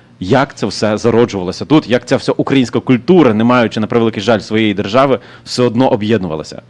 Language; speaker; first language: Ukrainian; native; Ukrainian